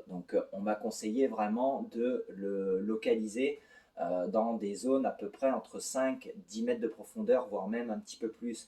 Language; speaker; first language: French; native; French